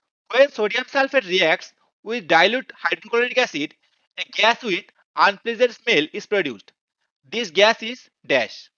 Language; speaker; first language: English; non-native, local second language; Bangla